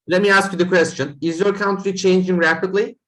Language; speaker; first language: English; non-native, fluent; Turkish